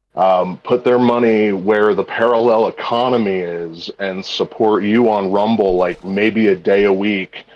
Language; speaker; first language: English; native; English